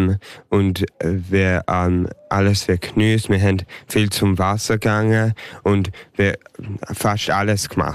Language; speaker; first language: German; early bilingual, heritage; English